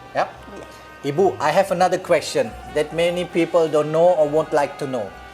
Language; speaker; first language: English; non-native, fluent; Indonesian